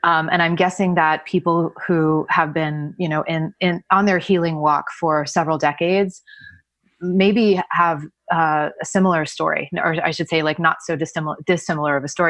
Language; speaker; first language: English; native; English